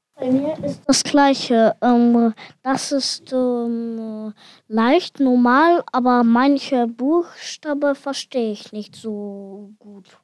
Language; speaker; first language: German; non-native, learner; Ukrainian